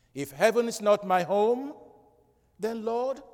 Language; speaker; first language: English; non-native, local second language; Krio